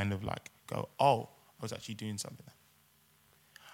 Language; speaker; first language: English; native; English